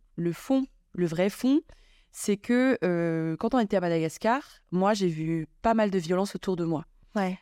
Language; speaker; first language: French; non-native, local second language; Malagasy